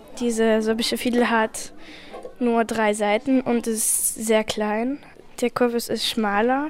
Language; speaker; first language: German; non-native, local second language; Upper Sorbian